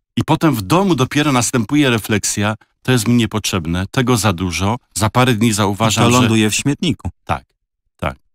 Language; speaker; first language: Polish; native; Polish